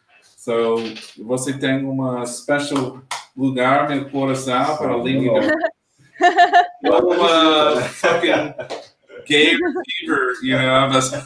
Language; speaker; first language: Portuguese; non-native, learner; English